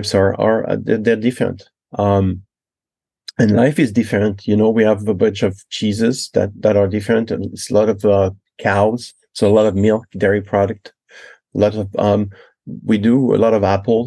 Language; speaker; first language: English; non-native, fluent; French